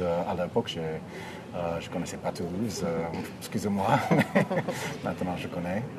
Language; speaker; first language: French; non-native, fluent; English